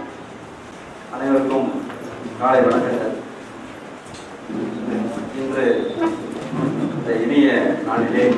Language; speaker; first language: Tamil; native; Tamil